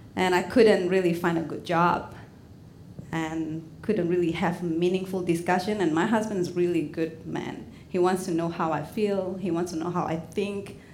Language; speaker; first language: English; non-native, fluent; Indonesian